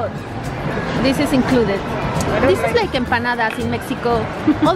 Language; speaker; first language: English; non-native, learner; Spanish